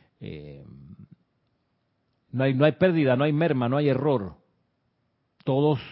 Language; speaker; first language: Spanish; native; Spanish